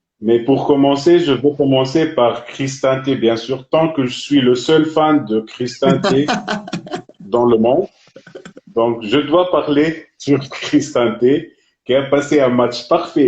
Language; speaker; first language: French; non-native, fluent; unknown